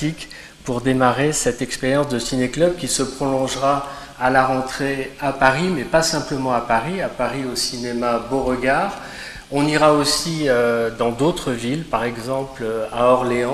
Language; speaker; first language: French; native; French